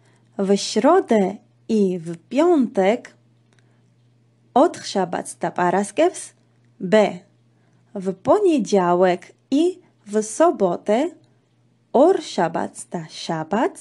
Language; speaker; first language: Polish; non-native, fluent; Georgian